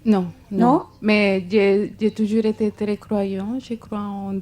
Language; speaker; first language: French; non-native, fluent; Spanish